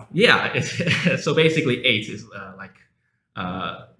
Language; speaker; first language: English; early bilingual, other home language; Chinese